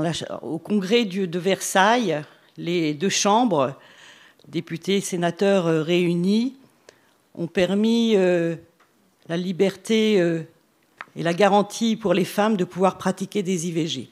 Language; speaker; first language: French; native; French